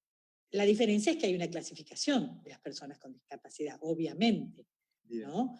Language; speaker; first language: Spanish; native; Spanish